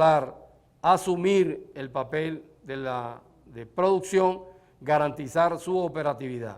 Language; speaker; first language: Spanish; native; Spanish